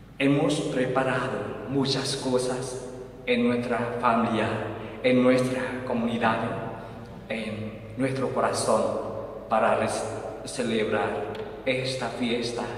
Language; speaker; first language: Spanish; non-native, fluent; Vietnamese